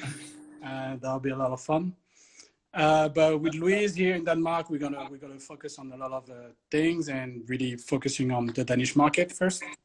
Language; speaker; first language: English; non-native, fluent; French